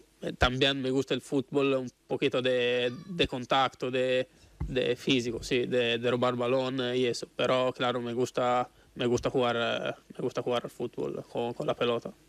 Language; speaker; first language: Spanish; non-native, fluent; Italian